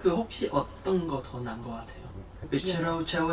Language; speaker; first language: Korean; non-native, fluent; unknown